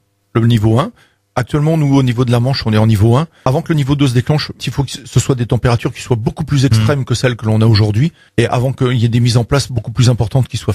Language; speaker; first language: French; native; French